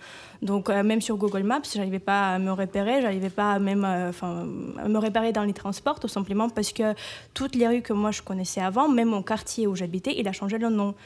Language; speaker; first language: French; non-native, fluent; Ukrainian